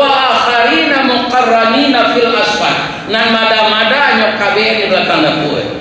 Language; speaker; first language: Malay; non-native, local second language; Minangkabau